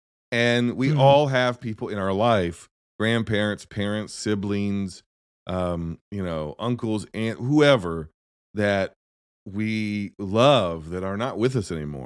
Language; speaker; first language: English; native; English